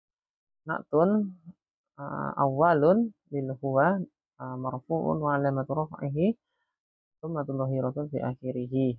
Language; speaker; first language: Arabic; non-native, fluent; Indonesian